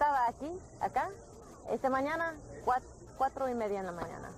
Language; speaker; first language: Spanish; early bilingual, heritage; English